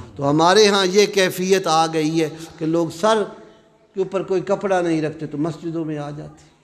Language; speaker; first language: Urdu; non-native, local second language; Punjabi